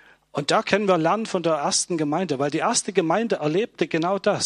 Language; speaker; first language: German; native; German